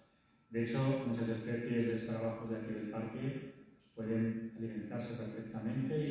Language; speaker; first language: Spanish; native; Spanish